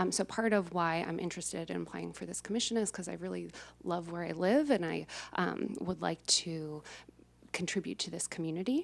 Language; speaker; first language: English; native; English